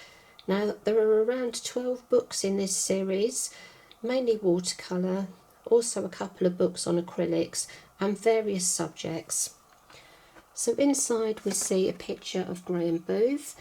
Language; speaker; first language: English; native; English